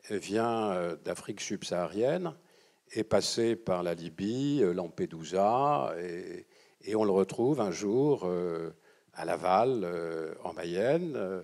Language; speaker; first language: French; native; French